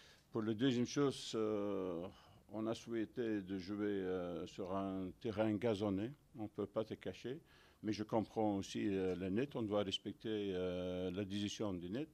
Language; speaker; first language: French; non-native, fluent; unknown